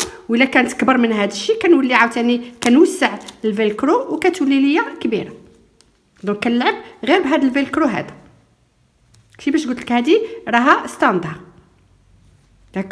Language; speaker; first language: Arabic; native; Arabic